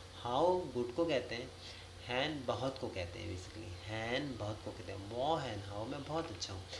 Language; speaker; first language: Urdu; native; Urdu